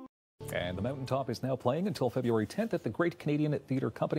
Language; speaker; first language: English; native; English